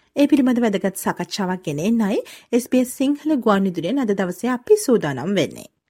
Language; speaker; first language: Sinhala; native; Sinhala